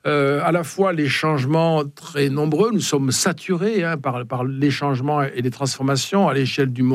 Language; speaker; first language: French; native; French